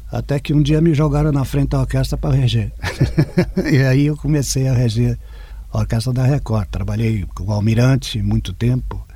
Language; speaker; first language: Portuguese; native; Portuguese